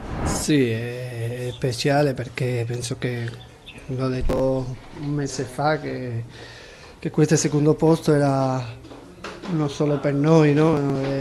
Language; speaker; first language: Italian; non-native, fluent; Spanish